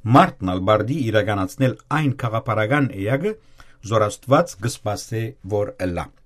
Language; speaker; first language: Armenian; native; Armenian